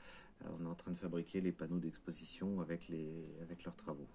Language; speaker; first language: French; native; French